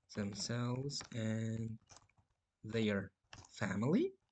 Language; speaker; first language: English; non-native, fluent; Uzbek